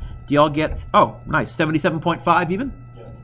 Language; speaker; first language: English; native; English